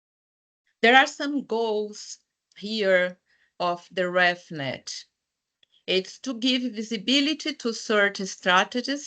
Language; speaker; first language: English; non-native, fluent; Portuguese